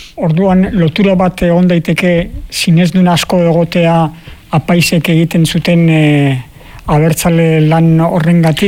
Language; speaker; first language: Basque; native; Basque